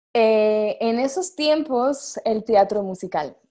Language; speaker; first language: Spanish; non-native, fluent; French